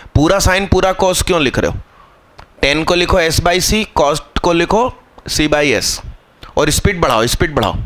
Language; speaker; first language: Hindi; non-native, local second language; Gujarati